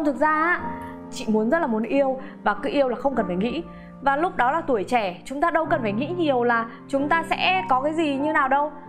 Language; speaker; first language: Vietnamese; native; Vietnamese